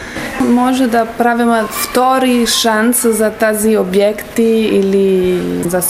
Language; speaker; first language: Bulgarian; non-native, learner; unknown